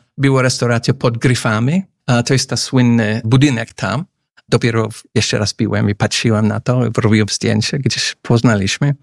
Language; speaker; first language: Polish; non-native, fluent; English